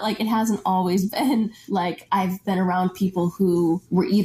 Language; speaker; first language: English; native; English